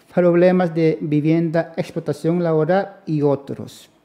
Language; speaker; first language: Spanish; non-native, local second language; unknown